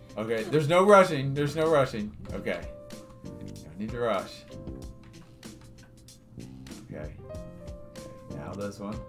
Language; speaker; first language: English; native; English